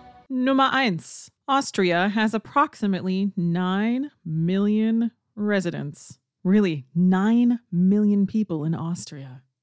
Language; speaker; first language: English; native; English